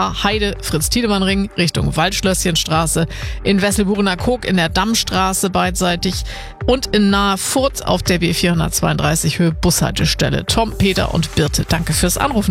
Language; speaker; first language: German; native; German